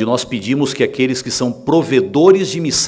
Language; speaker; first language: Portuguese; native; Portuguese